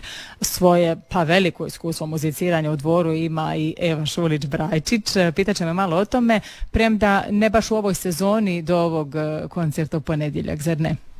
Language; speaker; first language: Serbian; native; Serbian